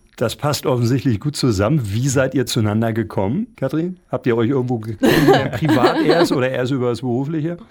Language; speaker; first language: German; native; German